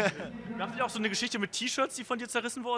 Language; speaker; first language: German; native; German